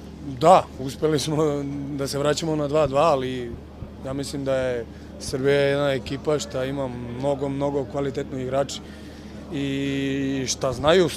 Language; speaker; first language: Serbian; early bilingual, heritage; German